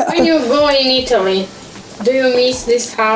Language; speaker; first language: English; non-native, learner; Albanian